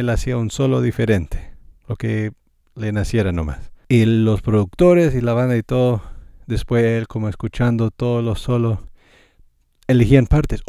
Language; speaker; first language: Spanish; non-native, fluent; English